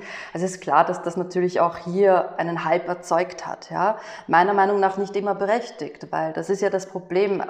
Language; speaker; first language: German; native; German